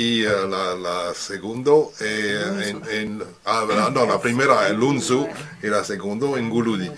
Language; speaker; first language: Spanish; non-native, learner; French